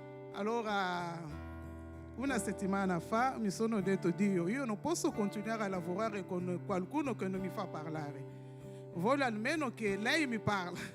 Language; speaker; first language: Italian; non-native, fluent; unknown